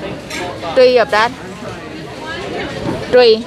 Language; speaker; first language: English; non-native, learner; Vietnamese